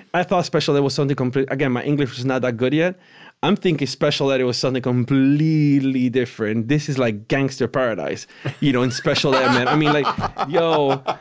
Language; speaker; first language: English; early bilingual, other home language; Spanish